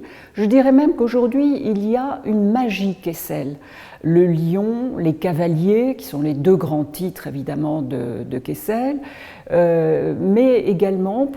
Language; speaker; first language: French; native; French